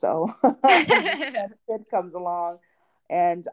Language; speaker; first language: English; early bilingual, other home language; Haitian Creole